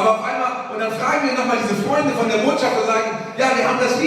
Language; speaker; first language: German; native; German